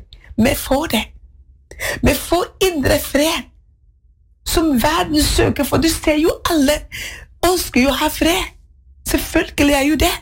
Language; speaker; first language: Norwegian; non-native, fluent; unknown